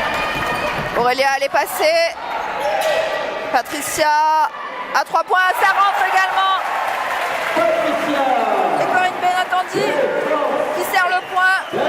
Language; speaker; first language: French; native; French